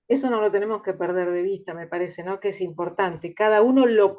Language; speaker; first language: Spanish; native; Spanish